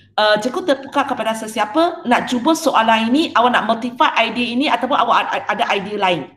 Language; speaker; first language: Malay; non-native, local second language; Chinese